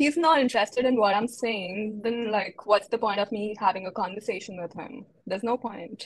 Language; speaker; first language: English; non-native, local second language; Hindi